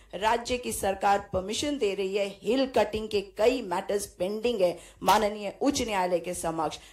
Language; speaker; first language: Hindi; native; Hindi